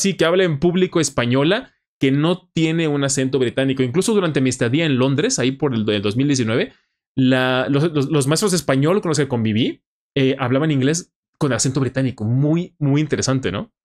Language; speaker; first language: Spanish; native; Spanish